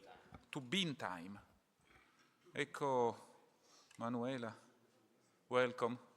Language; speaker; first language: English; non-native, fluent; Italian